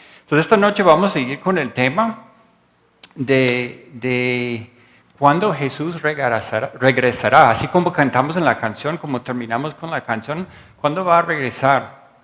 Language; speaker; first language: Spanish; non-native, fluent; English